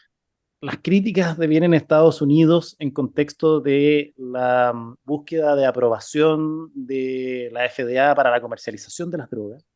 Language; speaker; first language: Spanish; native; Spanish